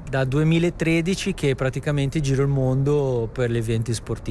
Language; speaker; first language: Italian; native; Italian